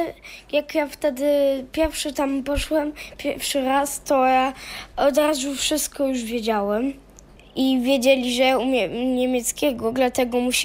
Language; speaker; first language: Polish; early bilingual, heritage; German